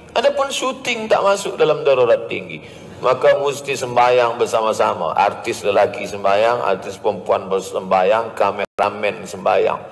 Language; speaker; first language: Malay; native; Malay